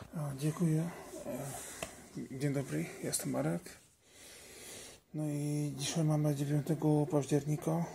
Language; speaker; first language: Polish; non-native, learner; Slovak